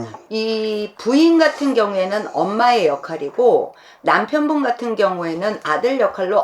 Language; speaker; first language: Korean; native; Korean